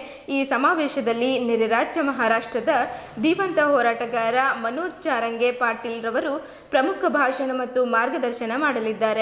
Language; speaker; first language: Kannada; native; Kannada